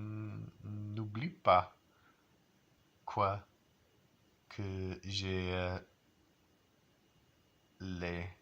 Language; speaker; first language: French; non-native, learner; English